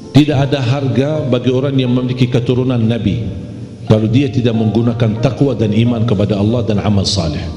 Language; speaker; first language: Indonesian; non-native, fluent; Arabic